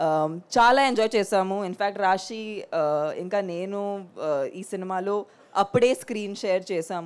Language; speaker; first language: Telugu; non-native, local second language; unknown